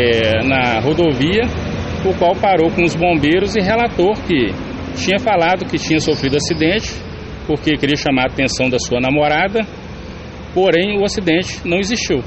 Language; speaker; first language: Portuguese; native; Portuguese